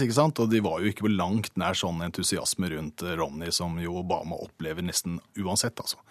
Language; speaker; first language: Norwegian; native; Norwegian